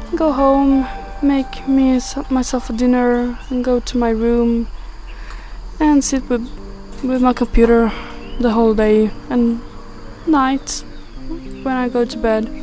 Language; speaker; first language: English; non-native, learner; Swedish